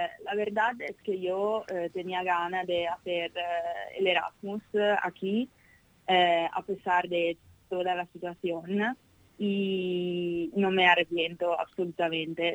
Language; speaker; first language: Spanish; non-native, fluent; Italian